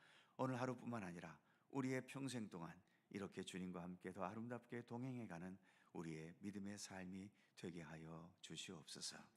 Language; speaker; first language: Korean; native; Korean